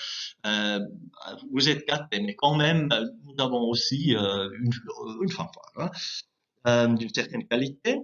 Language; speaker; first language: French; non-native, local second language; German